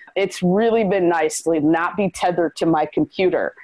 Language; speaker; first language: English; native; English